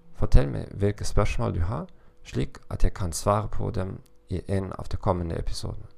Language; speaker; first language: Norwegian; non-native, learner; German